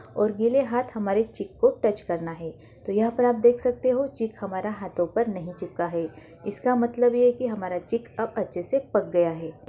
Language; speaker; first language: Hindi; non-native, local second language; Marathi